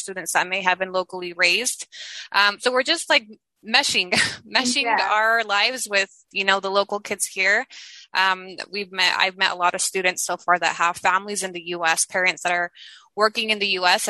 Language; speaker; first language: English; early bilingual, other home language; Spanish